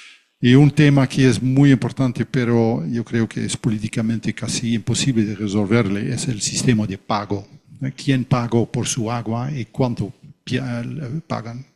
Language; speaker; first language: Spanish; non-native, fluent; Dutch